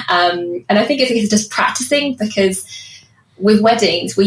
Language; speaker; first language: English; native; English